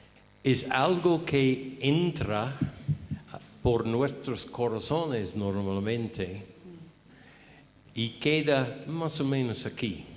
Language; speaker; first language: Spanish; non-native, fluent; English